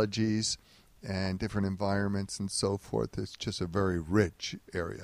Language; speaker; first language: English; native; English